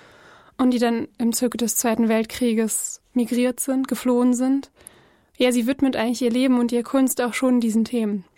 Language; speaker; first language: German; native; German